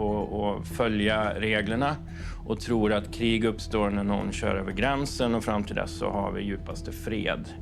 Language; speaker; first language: Swedish; native; Swedish